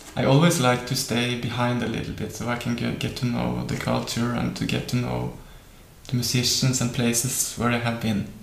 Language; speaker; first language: English; non-native, fluent; Norwegian